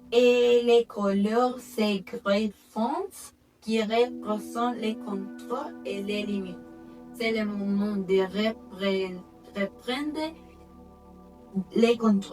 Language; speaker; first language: French; non-native, learner; Spanish